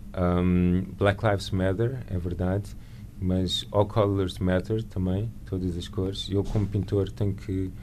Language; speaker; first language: Portuguese; native; Portuguese